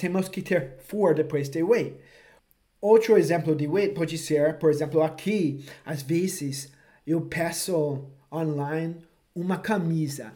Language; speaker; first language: Portuguese; non-native, fluent; English